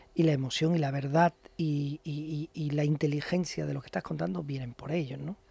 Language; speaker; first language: Spanish; native; Spanish